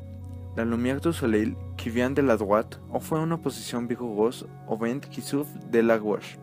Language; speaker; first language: French; non-native, learner; Spanish